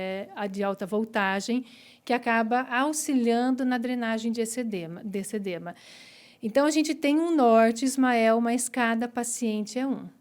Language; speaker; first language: Portuguese; native; Portuguese